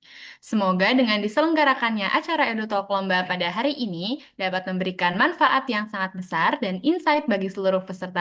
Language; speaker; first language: Indonesian; native; Indonesian